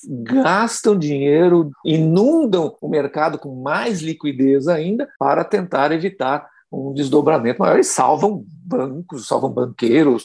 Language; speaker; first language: Portuguese; native; Portuguese